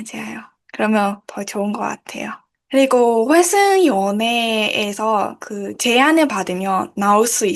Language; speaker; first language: Korean; non-native, learner; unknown